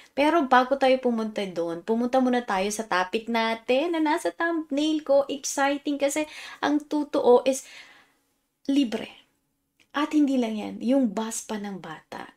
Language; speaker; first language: Filipino; native; Filipino